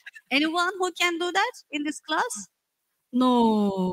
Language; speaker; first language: English; non-native, fluent; Turkish